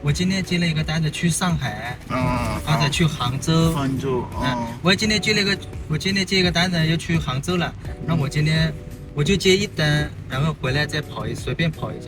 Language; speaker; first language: Chinese; native; Chinese